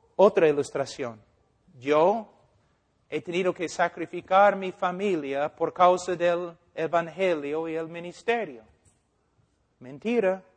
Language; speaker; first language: Spanish; non-native, fluent; English